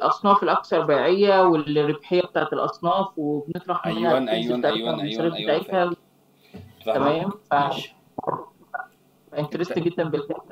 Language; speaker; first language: Arabic; native; Arabic